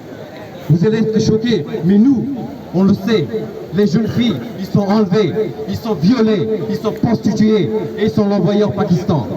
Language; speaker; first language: French; non-native, fluent; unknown